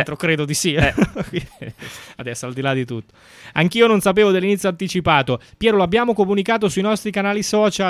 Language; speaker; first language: Italian; native; Italian